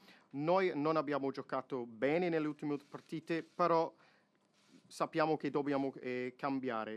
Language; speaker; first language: Italian; non-native, fluent; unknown